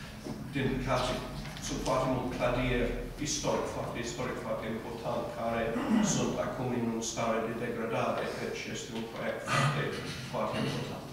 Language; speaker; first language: Romanian; non-native, fluent; English